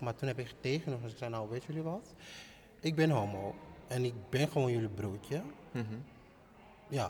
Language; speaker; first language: Dutch; non-native, fluent; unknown